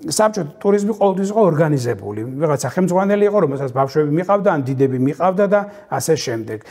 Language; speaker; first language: Georgian; non-native, local second language; Mingrelian